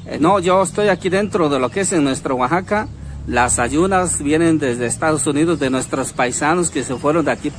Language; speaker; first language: Spanish; native; Spanish